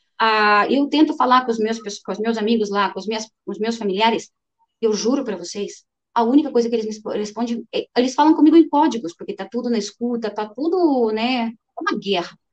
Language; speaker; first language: Portuguese; non-native, fluent; Russian